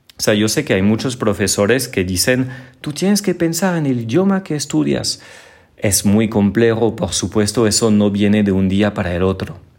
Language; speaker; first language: Spanish; non-native, fluent; French